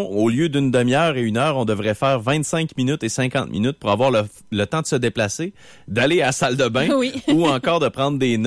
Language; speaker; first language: French; native; French